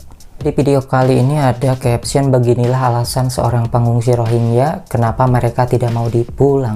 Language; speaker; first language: Indonesian; native; Indonesian